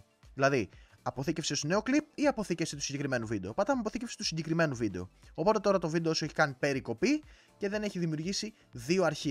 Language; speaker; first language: Greek; native; Greek